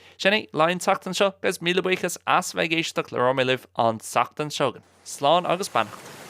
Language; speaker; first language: Irish; non-native, local second language; English